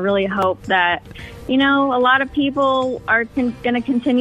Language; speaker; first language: English; native; English